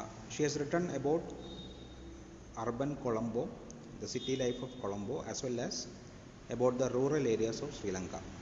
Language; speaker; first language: English; non-native, local second language; Malayalam